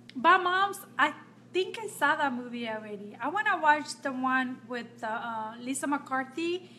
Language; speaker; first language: English; non-native, fluent; Spanish